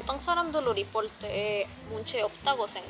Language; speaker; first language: Korean; non-native, learner; Spanish